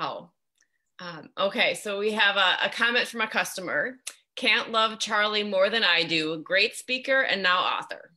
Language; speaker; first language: English; native; English